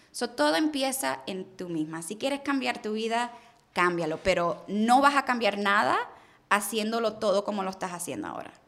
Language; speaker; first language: Spanish; early bilingual, heritage; Spanish